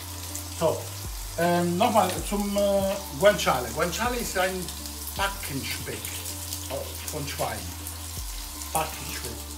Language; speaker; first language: German; non-native, fluent; Italian